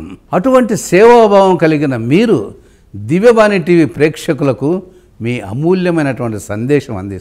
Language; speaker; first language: Telugu; native; Telugu